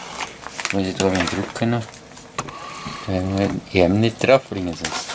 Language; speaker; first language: German; native; German